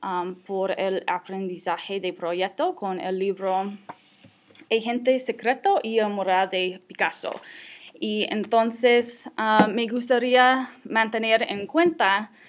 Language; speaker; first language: Spanish; non-native, fluent; English